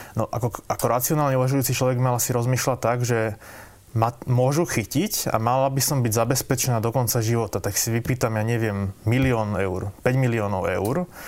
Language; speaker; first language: Slovak; native; Slovak